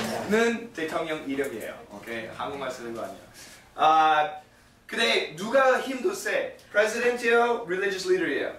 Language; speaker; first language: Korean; non-native, fluent; English